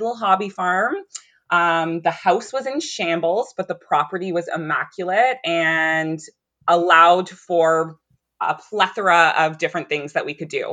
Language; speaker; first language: English; native; English